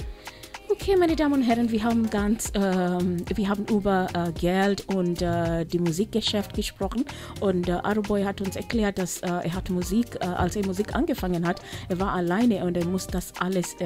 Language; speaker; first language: German; non-native, local second language; Swahili